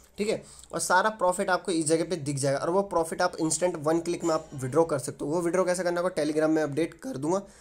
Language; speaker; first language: Hindi; native; Hindi